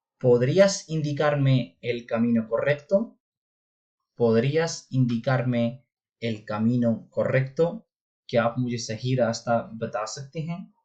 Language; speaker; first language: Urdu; non-native, local second language; Punjabi